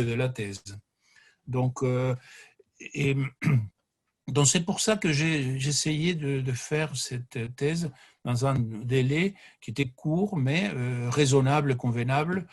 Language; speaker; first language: French; non-native, fluent; Spanish